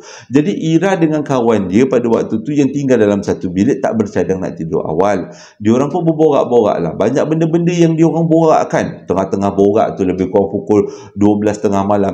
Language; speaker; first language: Malay; native; Malay